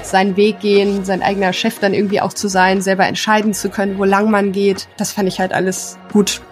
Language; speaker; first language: German; native; German